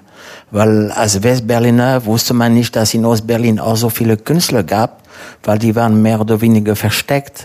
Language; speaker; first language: German; non-native, fluent; French